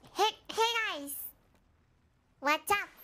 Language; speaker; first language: English; non-native, learner; Japanese